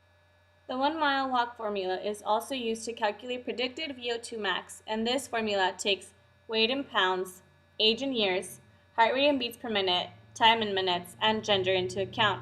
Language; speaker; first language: English; native; English